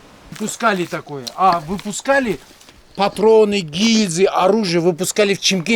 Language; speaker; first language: Russian; non-native, local second language; Kazakh